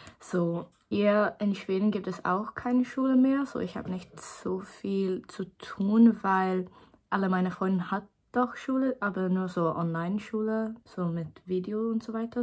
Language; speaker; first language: German; non-native, learner; Swedish